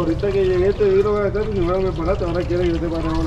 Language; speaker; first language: Spanish; native; Spanish